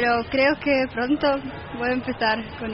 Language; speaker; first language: Spanish; non-native, learner; Russian